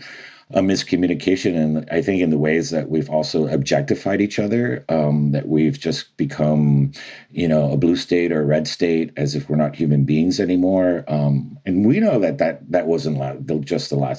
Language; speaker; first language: English; native; English